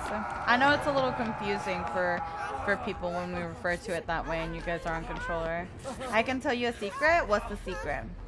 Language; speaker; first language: English; early bilingual, other home language; Spanish